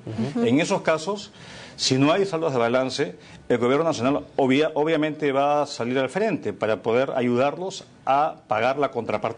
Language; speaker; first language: Spanish; native; Spanish